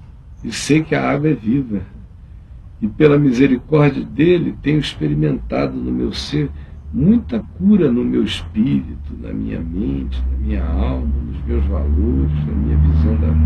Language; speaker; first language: Portuguese; native; Portuguese